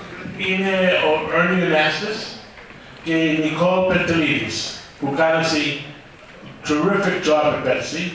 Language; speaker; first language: Greek; early bilingual, heritage; Greek